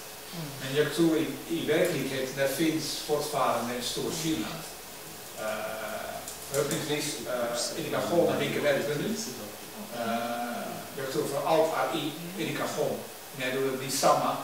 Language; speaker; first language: Swedish; non-native, learner; Dutch